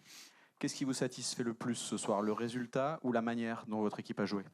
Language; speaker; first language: French; native; French